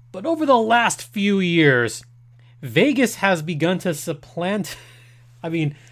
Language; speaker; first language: English; early bilingual, other home language; Spanish